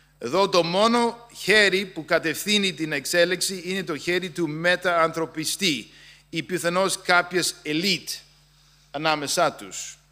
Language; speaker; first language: Greek; non-native, fluent; English